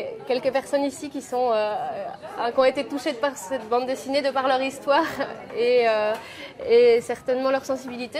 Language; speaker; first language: French; native; French